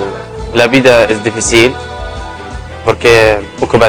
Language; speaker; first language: Spanish; non-native, learner; Arabic